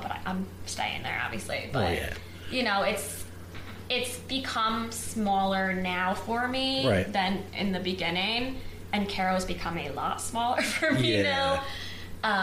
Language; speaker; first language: English; native; English